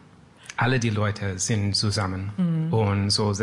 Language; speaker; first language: German; non-native, learner; French